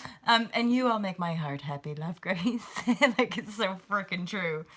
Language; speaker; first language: English; native; English